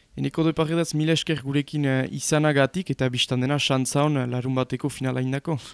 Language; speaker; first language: Basque; native; Basque